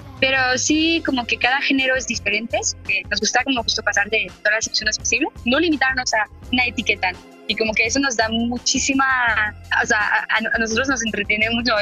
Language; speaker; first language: Spanish; non-native, fluent; French